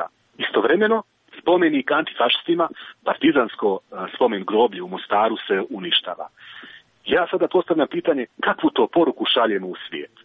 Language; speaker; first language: Croatian; native; Croatian